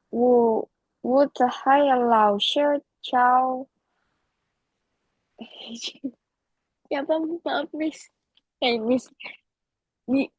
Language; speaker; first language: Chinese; non-native, learner; Indonesian